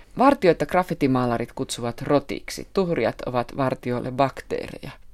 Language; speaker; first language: Finnish; native; Finnish